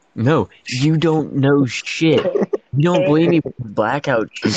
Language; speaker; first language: English; native; English